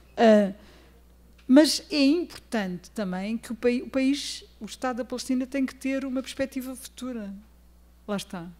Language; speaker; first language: Portuguese; native; Portuguese